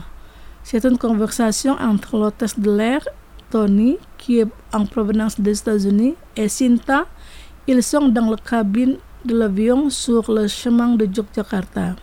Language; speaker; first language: French; non-native, fluent; Indonesian